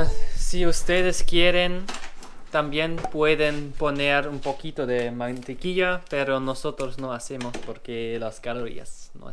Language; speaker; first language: Spanish; non-native, learner; German